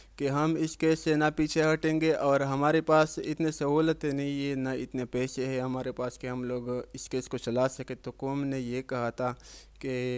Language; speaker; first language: Urdu; non-native, local second language; Pashto